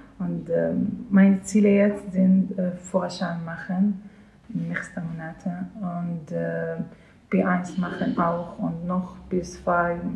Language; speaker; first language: German; non-native, learner; Arabic